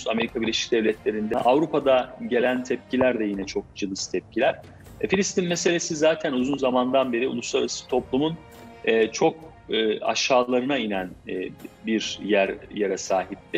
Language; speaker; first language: Turkish; native; Turkish